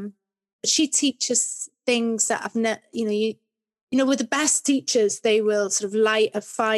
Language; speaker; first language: English; native; English